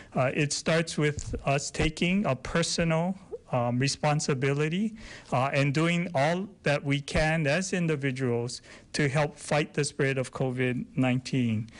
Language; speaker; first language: English; native; English